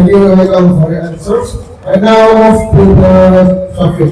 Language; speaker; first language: English; non-native, fluent; Indonesian